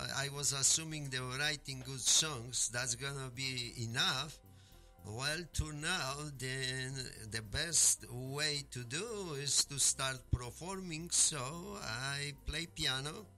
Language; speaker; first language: English; non-native, fluent; Polish